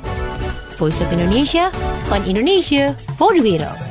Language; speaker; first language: Dutch; non-native, learner; Indonesian